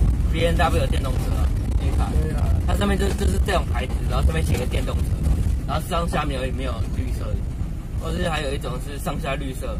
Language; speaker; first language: Chinese; native; Chinese